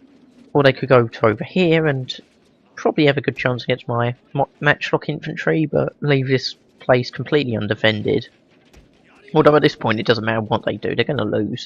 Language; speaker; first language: English; native; English